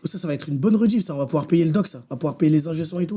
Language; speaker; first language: French; native; French